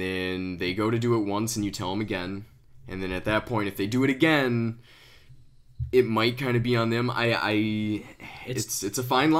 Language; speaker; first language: English; native; English